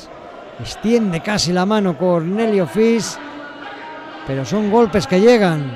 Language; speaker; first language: Spanish; native; Spanish